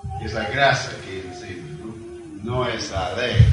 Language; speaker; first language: Spanish; non-native, learner; Portuguese